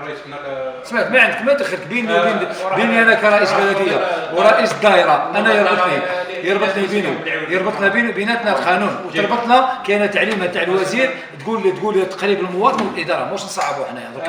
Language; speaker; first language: Arabic; native; Arabic